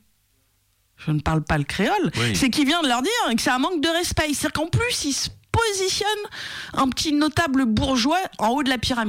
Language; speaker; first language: French; native; French